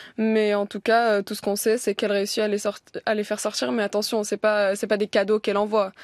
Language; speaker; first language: French; early bilingual, other home language; Persian